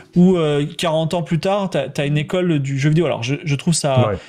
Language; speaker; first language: French; native; French